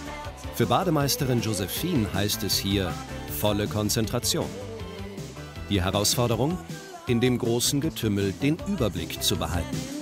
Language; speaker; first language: German; native; German